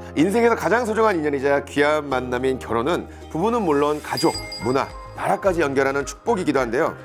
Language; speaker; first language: Korean; native; Korean